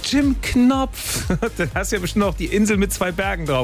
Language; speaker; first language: German; native; German